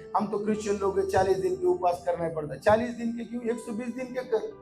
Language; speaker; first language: Hindi; non-native, local second language; Marathi